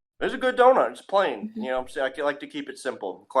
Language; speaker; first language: English; native; English